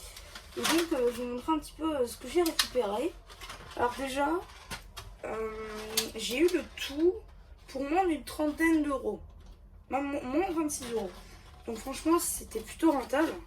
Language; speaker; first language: French; native; French